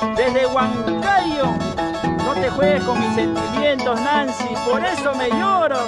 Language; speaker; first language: Spanish; non-native, local second language; Quechua